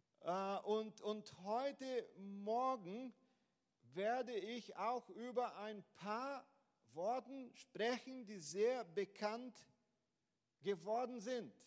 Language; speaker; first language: German; non-native, fluent; Portuguese